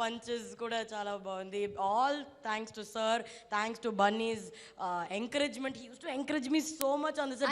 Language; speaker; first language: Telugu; non-native, learner; Tamil